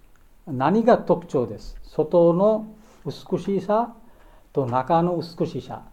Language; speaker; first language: Japanese; non-native, learner; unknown